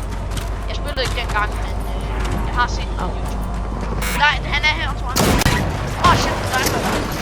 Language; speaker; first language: Danish; native; Danish